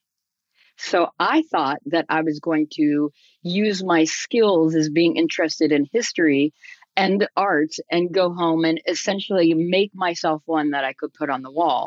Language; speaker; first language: English; native; English